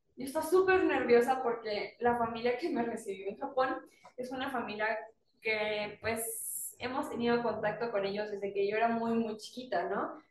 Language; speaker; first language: Spanish; native; Spanish